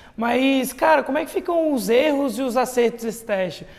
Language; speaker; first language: Portuguese; native; Portuguese